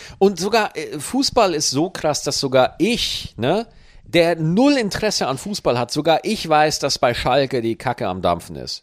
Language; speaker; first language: German; native; German